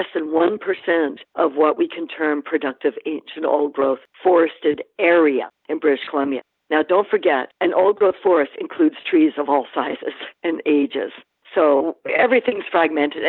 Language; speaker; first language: English; native; English